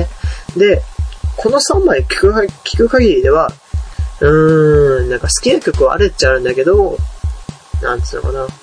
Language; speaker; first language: Japanese; native; Japanese